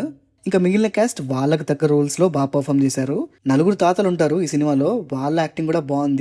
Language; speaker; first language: Telugu; native; Telugu